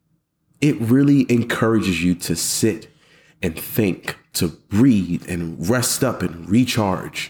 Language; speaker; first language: English; native; English